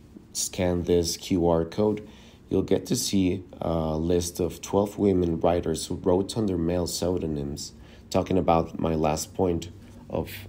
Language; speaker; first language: English; non-native, fluent; Spanish